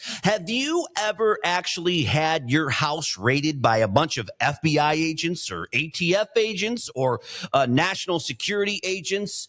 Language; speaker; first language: English; native; English